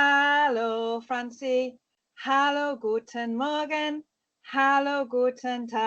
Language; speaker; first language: German; non-native, fluent; English